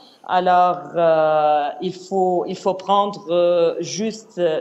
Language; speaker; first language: French; non-native, fluent; Arabic